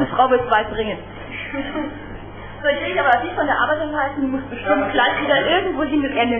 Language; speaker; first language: German; native; German